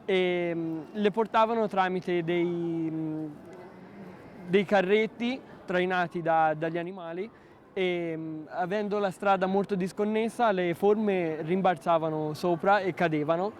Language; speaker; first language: Italian; native; Italian